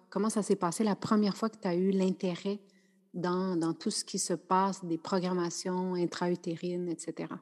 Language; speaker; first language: French; native; French